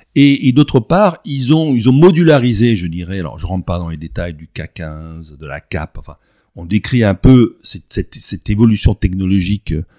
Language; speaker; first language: French; native; French